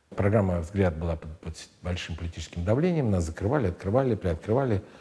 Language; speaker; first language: Russian; native; Russian